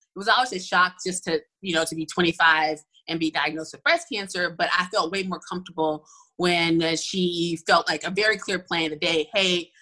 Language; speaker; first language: English; native; English